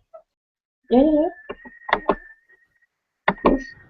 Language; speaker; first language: English; non-native, learner; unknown